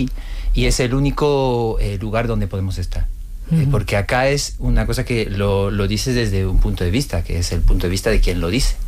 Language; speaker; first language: Spanish; non-native, fluent; French